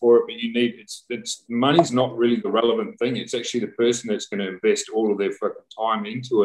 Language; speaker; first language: English; native; English